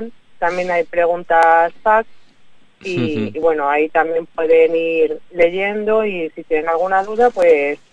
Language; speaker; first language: Spanish; native; Spanish